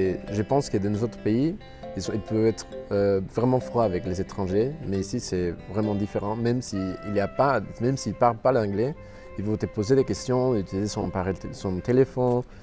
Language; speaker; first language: French; non-native, fluent; Spanish